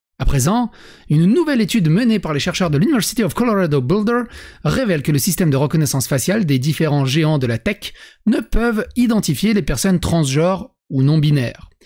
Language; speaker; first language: French; native; French